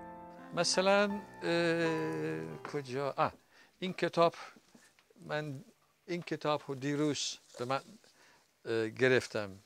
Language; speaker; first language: Persian; non-native, fluent; Dutch